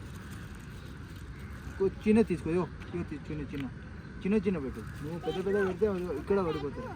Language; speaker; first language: Telugu; non-native, learner; Hindi